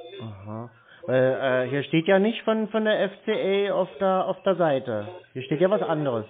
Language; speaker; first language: German; native; German